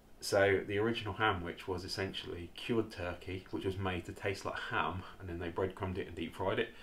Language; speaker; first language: English; native; English